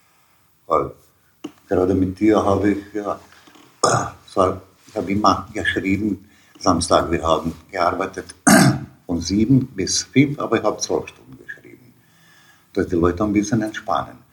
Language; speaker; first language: German; non-native, learner; Bosnian